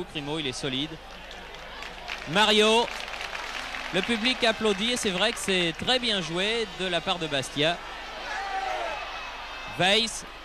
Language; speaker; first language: French; native; French